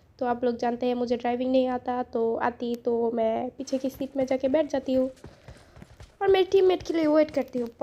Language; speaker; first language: Hindi; non-native, fluent; Bangla